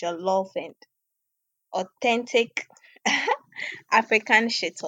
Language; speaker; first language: English; non-native, local second language; Ewe